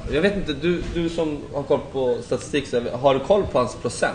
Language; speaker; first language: Swedish; native; Swedish